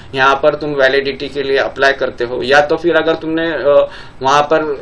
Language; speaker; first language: Hindi; non-native, local second language; Marathi